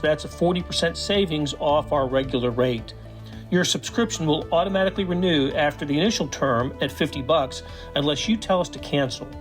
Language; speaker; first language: English; native; English